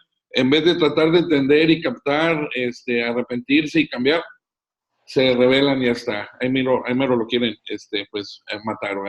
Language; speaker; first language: Spanish; native; Spanish